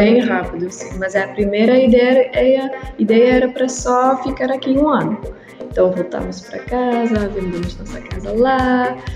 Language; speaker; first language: Portuguese; non-native, learner; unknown